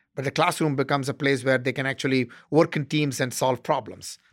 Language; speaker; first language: English; non-native, local second language; Tamil